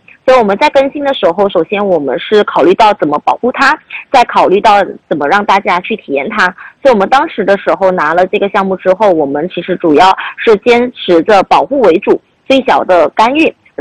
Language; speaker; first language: Chinese; early bilingual, heritage; Chinese